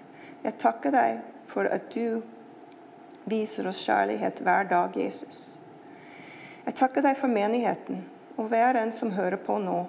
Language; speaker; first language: Norwegian; non-native, fluent; English